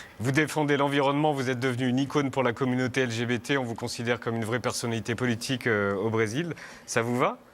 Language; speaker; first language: French; native; French